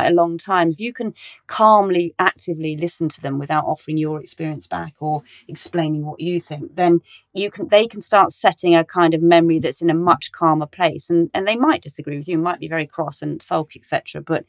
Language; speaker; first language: English; native; English